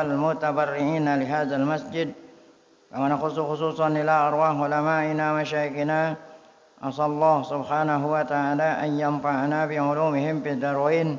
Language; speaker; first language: Arabic; non-native, fluent; Indonesian